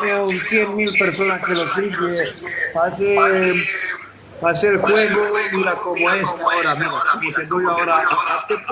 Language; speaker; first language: Spanish; non-native, learner; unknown